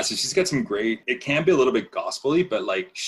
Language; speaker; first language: English; non-native, fluent; Spanish